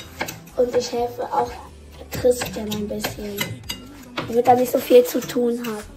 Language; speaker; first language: German; early bilingual, other home language; Lingala